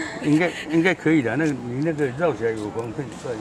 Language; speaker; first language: Chinese; native; Chinese